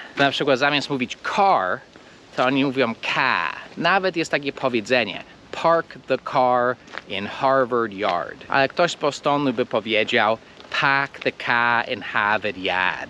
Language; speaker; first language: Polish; non-native, fluent; English